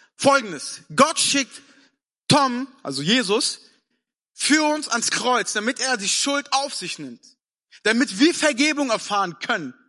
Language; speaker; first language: German; early bilingual, other home language; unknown